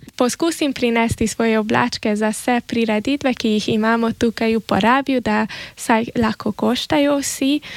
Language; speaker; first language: Slovenian; early bilingual, heritage; Slovenian